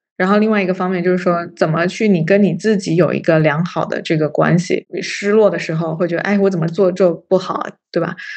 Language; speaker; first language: Chinese; native; Chinese